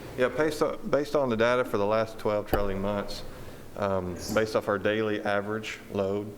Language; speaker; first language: English; native; English